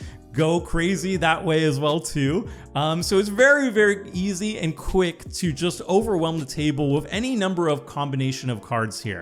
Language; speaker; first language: English; native; English